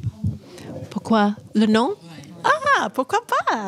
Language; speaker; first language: French; non-native, learner; English